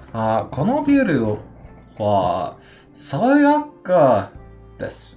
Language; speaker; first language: Japanese; non-native, learner; English